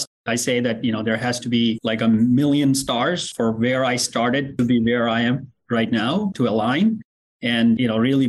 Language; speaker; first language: English; non-native, local second language; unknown